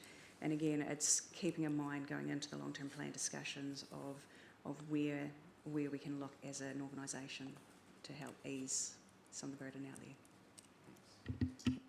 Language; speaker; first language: English; native; English